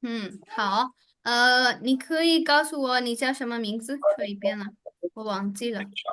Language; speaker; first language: Chinese; non-native, fluent; Urdu